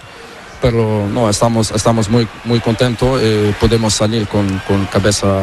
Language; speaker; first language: Spanish; non-native, learner; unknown